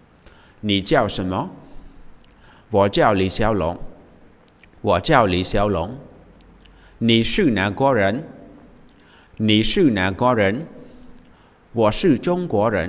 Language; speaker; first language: Chinese; non-native, fluent; Khmer